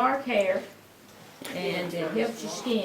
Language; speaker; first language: English; native; English